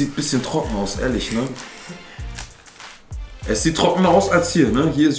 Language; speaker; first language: German; native; German